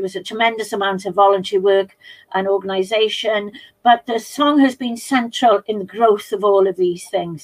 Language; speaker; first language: English; native; English